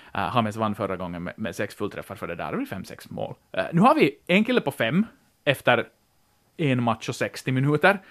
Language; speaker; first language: Swedish; native; Swedish